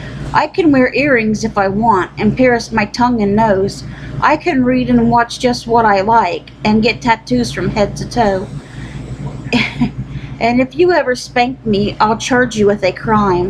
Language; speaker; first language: English; native; English